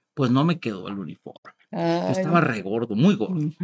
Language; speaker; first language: Spanish; native; Spanish